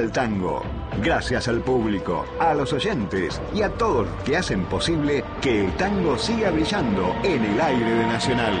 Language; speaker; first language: Spanish; native; Spanish